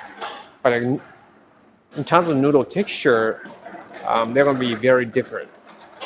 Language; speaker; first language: English; non-native, fluent; Japanese